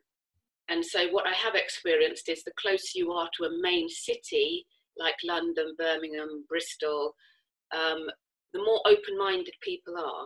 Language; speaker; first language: English; native; English